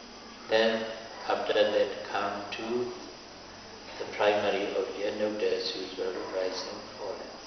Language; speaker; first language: English; non-native, fluent; Burmese